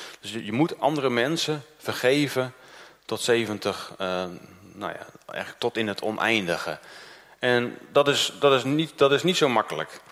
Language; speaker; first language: Dutch; early bilingual, other home language; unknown